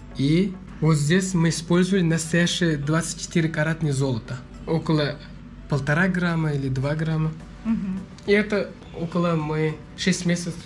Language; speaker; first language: Russian; non-native, local second language; Uzbek